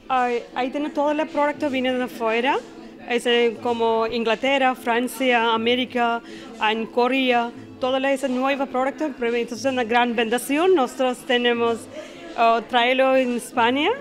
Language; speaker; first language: Spanish; non-native, learner; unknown